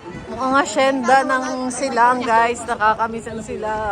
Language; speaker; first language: Filipino; native; Filipino